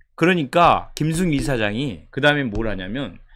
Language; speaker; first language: Korean; native; Korean